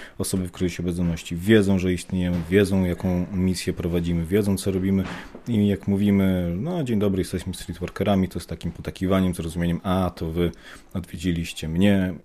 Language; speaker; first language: Polish; native; Polish